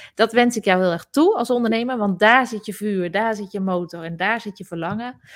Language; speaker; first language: Dutch; native; Dutch